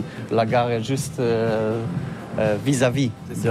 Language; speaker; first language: French; non-native, learner; Polish